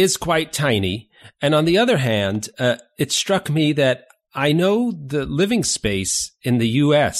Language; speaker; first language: English; native; English